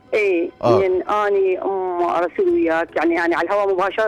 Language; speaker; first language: Arabic; native; Arabic